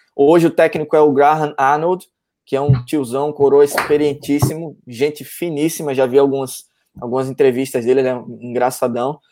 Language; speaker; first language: Portuguese; native; Portuguese